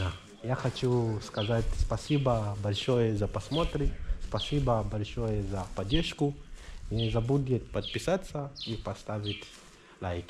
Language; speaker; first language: Russian; non-native, learner; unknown